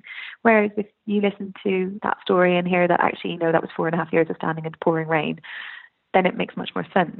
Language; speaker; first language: English; native; English